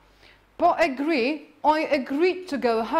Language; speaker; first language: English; non-native, fluent; Polish